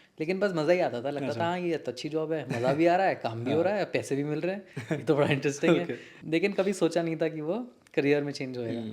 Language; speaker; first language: Hindi; native; Hindi